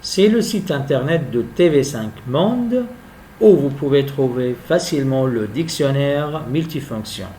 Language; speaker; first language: French; non-native, local second language; Arabic